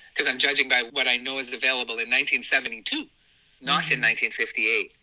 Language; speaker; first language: English; native; English